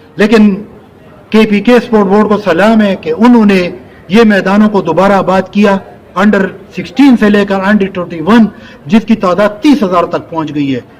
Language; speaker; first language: Urdu; non-native, local second language; Pashto